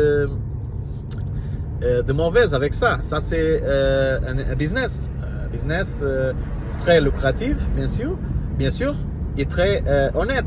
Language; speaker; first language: French; non-native, fluent; Portuguese